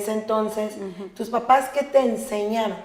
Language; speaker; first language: Spanish; native; Spanish